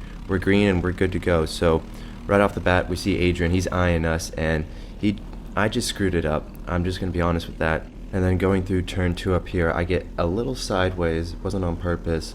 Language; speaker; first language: English; native; English